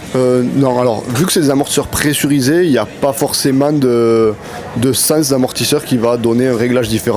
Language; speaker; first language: French; native; French